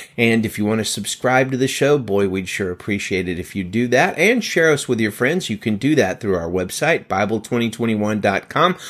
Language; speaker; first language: English; native; English